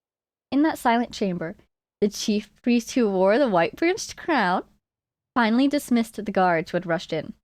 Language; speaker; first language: English; native; English